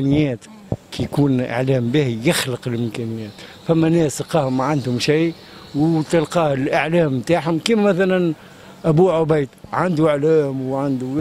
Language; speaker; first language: Arabic; native; Arabic